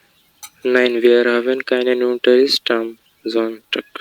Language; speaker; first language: German; non-native, learner; Bangla